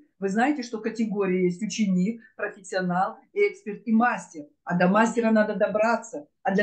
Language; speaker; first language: Russian; native; Russian